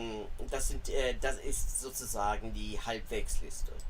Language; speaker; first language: German; non-native, fluent; English